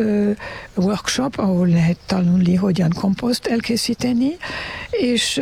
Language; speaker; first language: Hungarian; non-native, learner; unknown